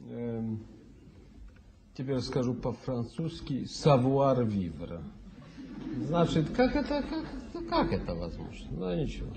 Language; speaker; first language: Russian; non-native, fluent; Polish